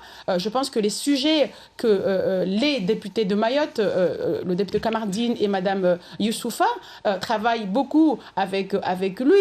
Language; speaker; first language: French; non-native, local second language; Comorian